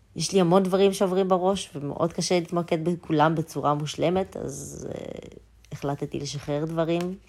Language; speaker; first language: Hebrew; early bilingual, other home language; Azerbaijani